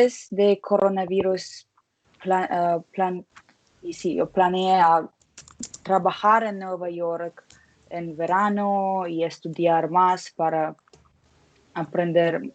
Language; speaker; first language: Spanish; non-native, learner; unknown